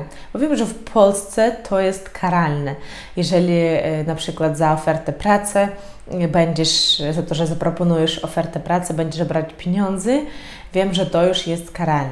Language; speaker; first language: Polish; non-native, fluent; Ukrainian